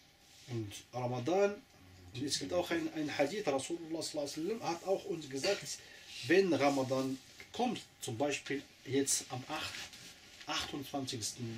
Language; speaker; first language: German; non-native, fluent; Arabic